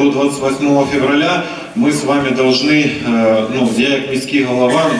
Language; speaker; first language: Ukrainian; non-native, local second language; Russian